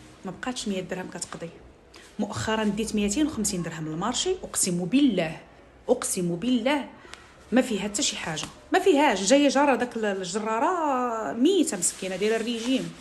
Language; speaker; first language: Arabic; native; Arabic